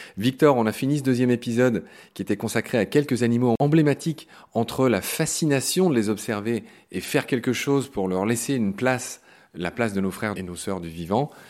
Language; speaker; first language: French; native; French